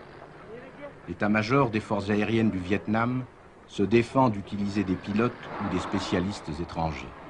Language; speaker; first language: French; native; French